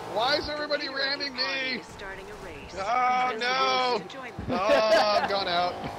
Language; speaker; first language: English; native; English